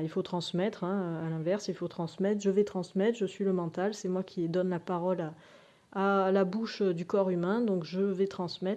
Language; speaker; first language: French; native; French